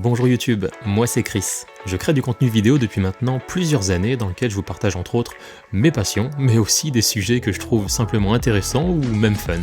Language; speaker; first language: French; native; French